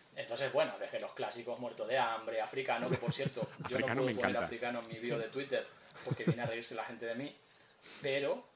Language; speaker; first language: Spanish; native; Spanish